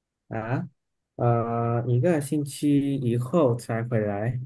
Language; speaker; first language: Chinese; non-native, learner; Vietnamese